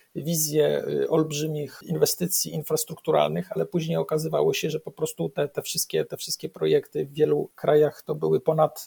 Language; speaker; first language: Polish; native; Polish